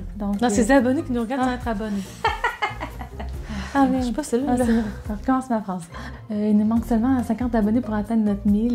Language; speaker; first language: French; native; French